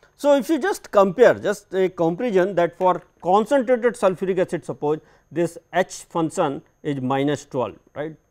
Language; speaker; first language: English; non-native, local second language; Hindi